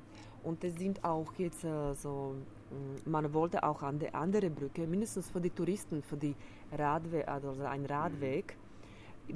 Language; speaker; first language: German; non-native, fluent; Slovak